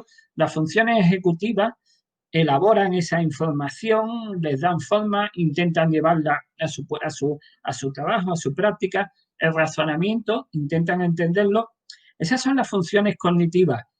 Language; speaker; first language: Spanish; native; Spanish